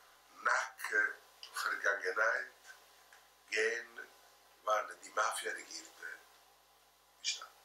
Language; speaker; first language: German; non-native, fluent; Italian